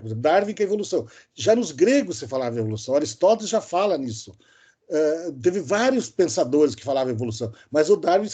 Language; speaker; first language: Portuguese; native; Portuguese